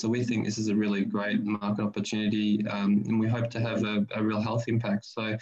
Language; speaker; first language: English; native; English